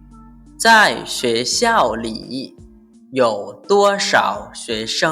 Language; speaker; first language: Chinese; non-native, fluent; Lao